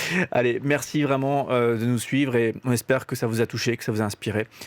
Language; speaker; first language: French; native; French